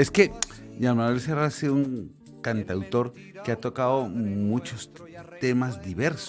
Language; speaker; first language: Spanish; native; Spanish